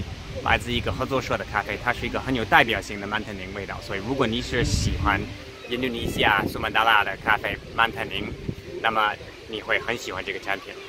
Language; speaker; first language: Chinese; non-native, fluent; English